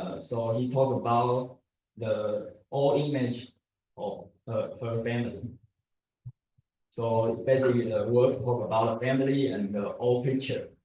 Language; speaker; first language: English; non-native, learner; Chinese